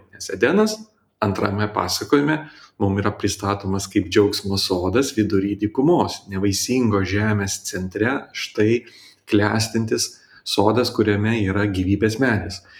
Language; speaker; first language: Lithuanian; native; Lithuanian